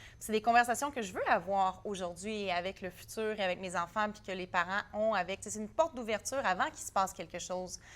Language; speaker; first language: French; native; French